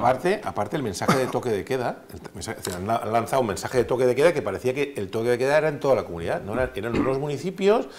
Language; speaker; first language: Spanish; native; Spanish